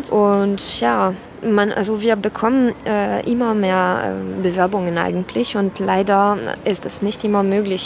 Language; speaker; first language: German; non-native, fluent; French